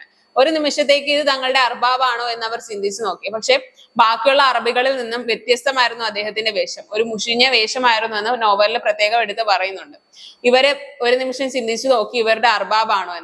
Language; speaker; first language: Malayalam; native; Malayalam